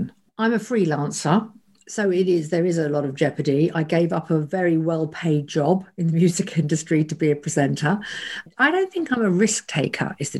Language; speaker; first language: English; native; English